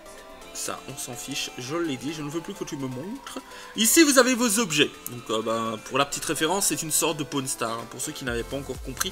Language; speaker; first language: French; native; French